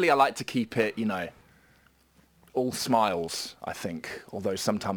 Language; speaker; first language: English; native; English